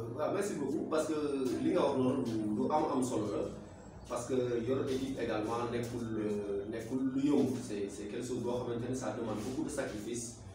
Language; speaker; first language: Wolof; non-native, local second language; Serer